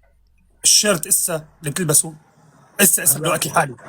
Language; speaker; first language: Arabic; native; Arabic